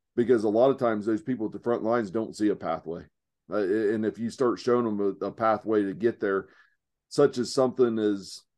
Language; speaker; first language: English; native; English